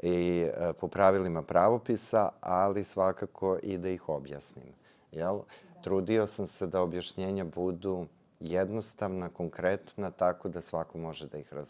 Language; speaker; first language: Serbian; native; Serbian